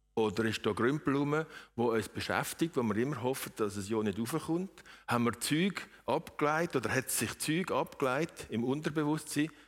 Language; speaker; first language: German; native; German